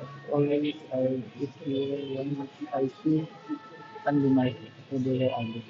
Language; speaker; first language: English; non-native, local second language; Filipino